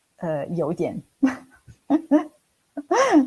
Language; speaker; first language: Chinese; non-native, fluent; Italian